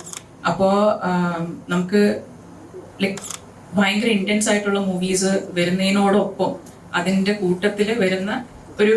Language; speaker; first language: Malayalam; native; Malayalam